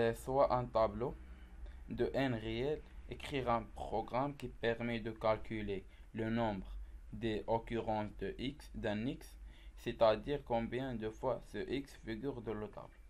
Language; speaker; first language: French; non-native, local second language; Arabic